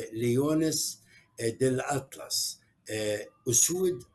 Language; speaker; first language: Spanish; non-native, fluent; Arabic